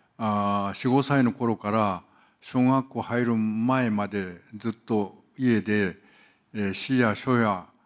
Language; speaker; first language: Japanese; non-native, fluent; Korean